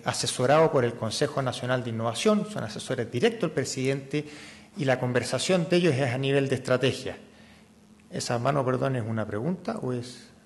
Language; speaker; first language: Spanish; native; Spanish